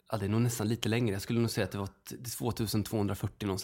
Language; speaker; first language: Swedish; native; Swedish